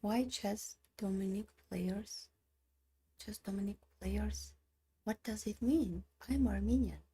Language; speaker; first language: English; non-native, learner; Armenian